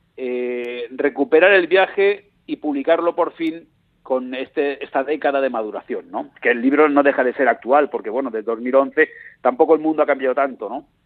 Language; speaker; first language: Spanish; native; Spanish